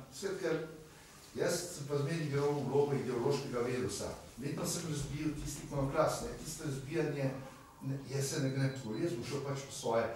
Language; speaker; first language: Slovenian; native; Slovenian